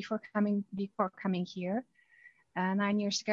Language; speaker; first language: English; non-native, fluent; Polish